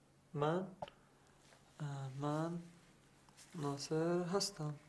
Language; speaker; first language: Persian; non-native, learner; Arabic